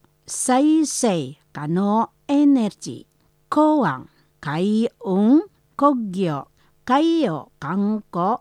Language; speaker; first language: Japanese; non-native, fluent; Indonesian